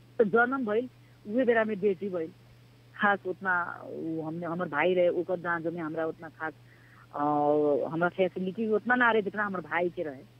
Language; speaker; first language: Bhojpuri; native; Bhojpuri